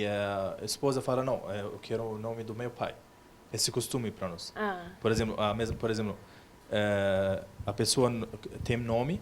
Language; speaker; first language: Portuguese; non-native, learner; Arabic